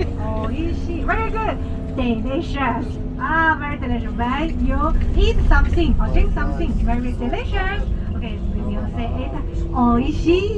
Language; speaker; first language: English; non-native, learner; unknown